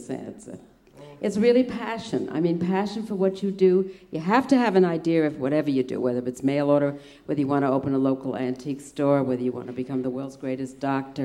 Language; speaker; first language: English; early bilingual, other home language; German